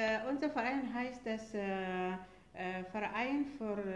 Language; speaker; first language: German; non-native, fluent; Arabic